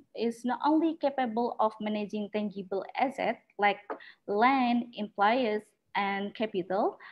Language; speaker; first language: English; non-native, learner; Indonesian